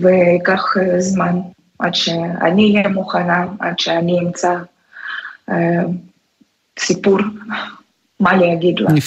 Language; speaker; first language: Hebrew; non-native, fluent; Russian